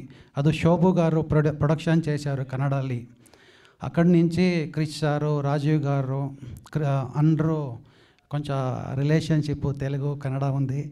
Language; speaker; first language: Telugu; non-native, learner; Kannada